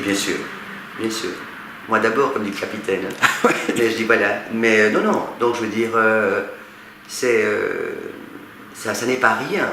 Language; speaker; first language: French; native; French